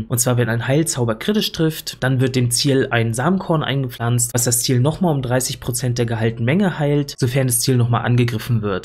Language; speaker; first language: German; native; German